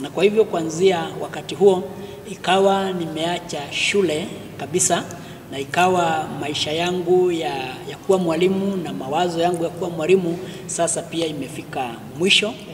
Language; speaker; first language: Swahili; non-native, local second language; Kikuyu